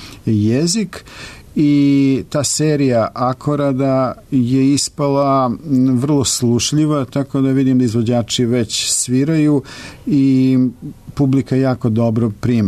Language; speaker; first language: Serbian; native; Serbian